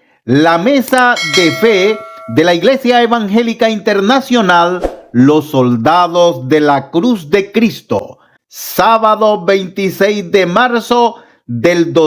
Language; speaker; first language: Spanish; native; Spanish